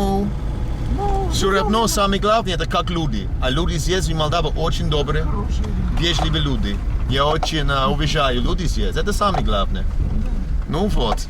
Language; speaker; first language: Russian; non-native, learner; English